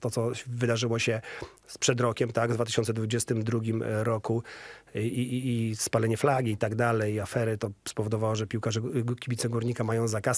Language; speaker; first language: Polish; native; Polish